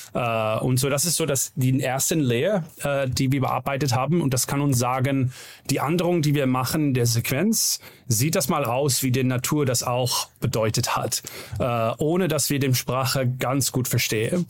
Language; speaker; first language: German; non-native, learner; Dutch